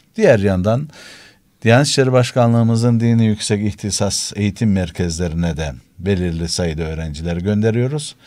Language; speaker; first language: Turkish; native; Turkish